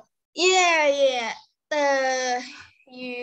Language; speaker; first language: Chinese; non-native, learner; Thai